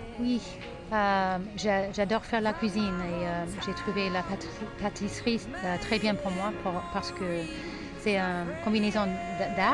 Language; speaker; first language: French; non-native, fluent; English